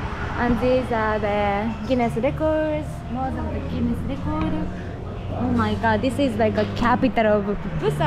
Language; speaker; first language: English; non-native, fluent; Japanese